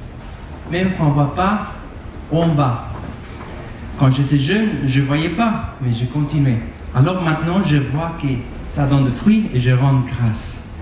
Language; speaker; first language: French; non-native, fluent; Spanish